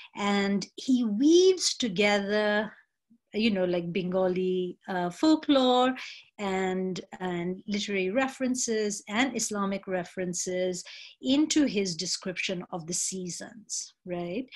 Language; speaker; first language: English; non-native, local second language; Bangla